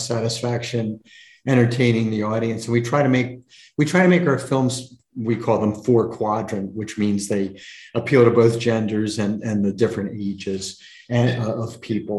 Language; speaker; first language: English; native; English